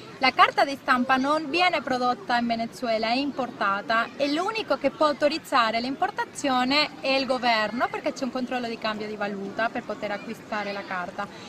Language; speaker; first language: Italian; non-native, fluent; Spanish